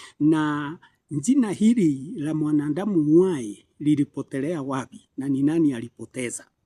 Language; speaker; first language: Swahili; non-native, local second language; Kikuyu